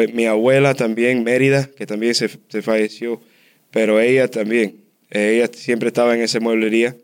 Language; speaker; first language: Spanish; early bilingual, heritage; Spanish